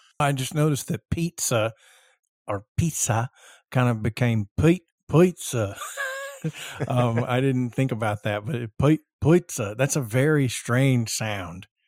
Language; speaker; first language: English; early bilingual, other home language; Spanish